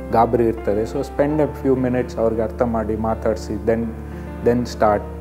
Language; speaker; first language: Kannada; native; Kannada